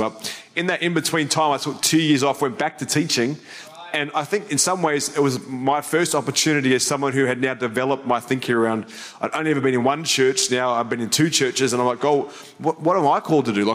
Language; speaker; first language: English; native; English